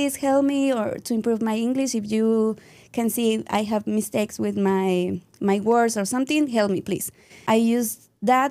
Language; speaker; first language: English; non-native, learner; Spanish